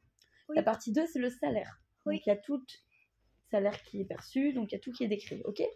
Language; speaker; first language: French; native; French